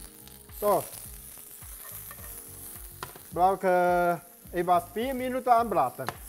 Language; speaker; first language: German; non-native, learner; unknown